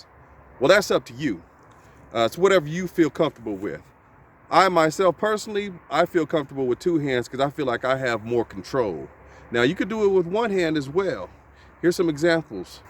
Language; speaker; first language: English; native; English